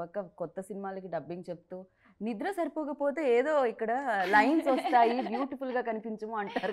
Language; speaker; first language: Telugu; native; Telugu